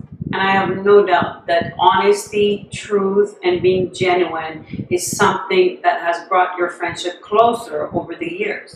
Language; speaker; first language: English; non-native, fluent; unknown